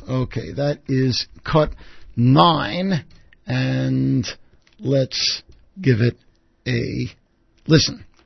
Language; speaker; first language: English; native; English